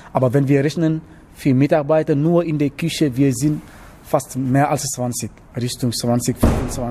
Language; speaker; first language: German; non-native, learner; Wolof